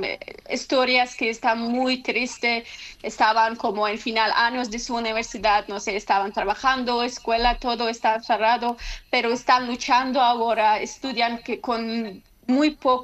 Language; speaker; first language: Spanish; non-native, learner; Persian